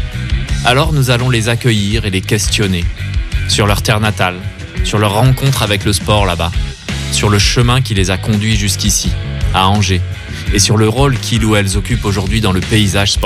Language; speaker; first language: French; native; French